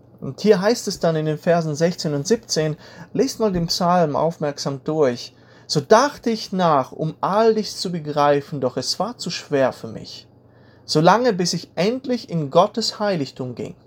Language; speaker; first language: German; native; German